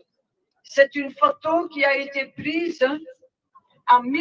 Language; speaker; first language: French; non-native, local second language; Dutch